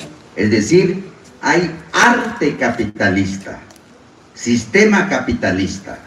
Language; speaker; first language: Spanish; non-native, local second language; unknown